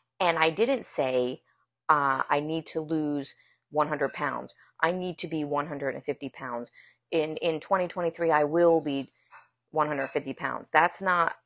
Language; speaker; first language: English; native; English